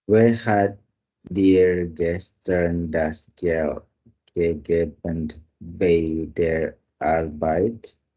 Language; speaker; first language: German; non-native, learner; Indonesian